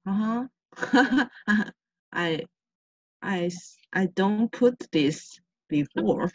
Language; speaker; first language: English; non-native, learner; Chinese